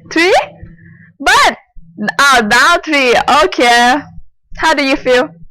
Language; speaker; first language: English; non-native, learner; Thai